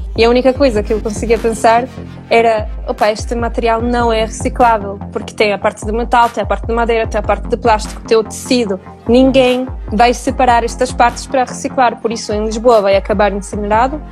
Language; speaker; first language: Portuguese; non-native, fluent; Italian